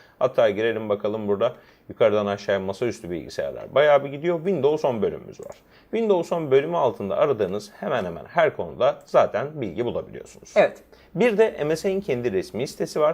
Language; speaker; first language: Turkish; native; Turkish